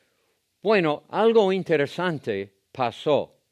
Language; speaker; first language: Spanish; non-native, fluent; English